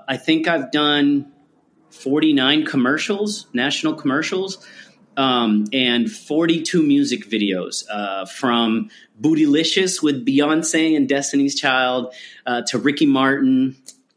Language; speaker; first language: English; early bilingual, other home language; Spanish